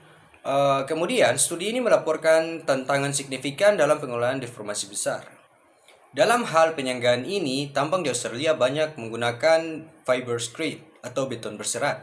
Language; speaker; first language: Indonesian; native; Indonesian